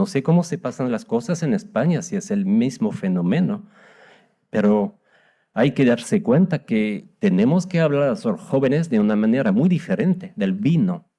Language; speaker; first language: Spanish; non-native, fluent; French